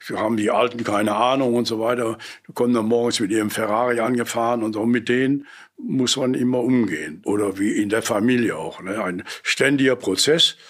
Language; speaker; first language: German; native; German